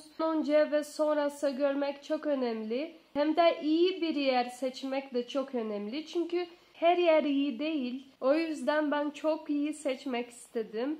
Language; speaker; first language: Turkish; non-native, learner; Portuguese